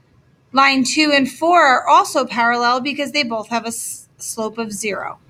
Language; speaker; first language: English; native; English